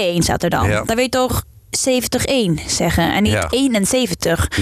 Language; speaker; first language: Dutch; non-native, fluent; Norwegian